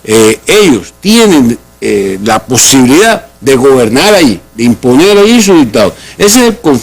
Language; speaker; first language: Spanish; native; Spanish